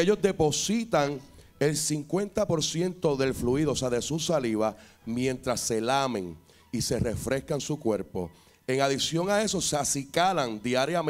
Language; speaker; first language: Spanish; native; Spanish